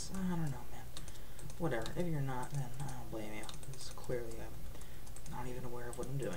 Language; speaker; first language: English; native; English